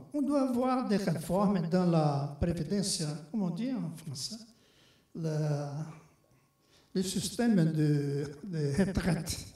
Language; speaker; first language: French; non-native, fluent; Portuguese